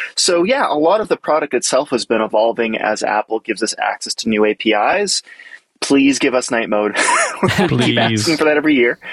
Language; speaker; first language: English; native; English